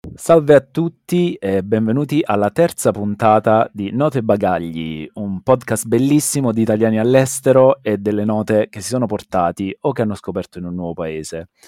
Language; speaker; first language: Italian; native; Italian